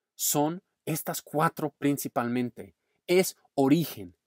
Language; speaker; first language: Spanish; non-native, fluent; English